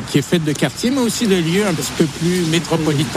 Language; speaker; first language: French; native; French